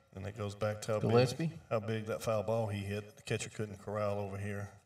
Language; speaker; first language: English; native; English